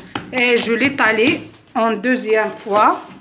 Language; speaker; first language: French; non-native, local second language; Arabic